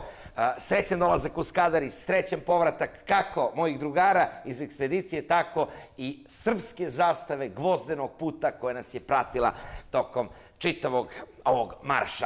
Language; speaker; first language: Serbian; native; Serbian